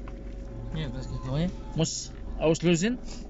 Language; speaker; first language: German; non-native, learner; Polish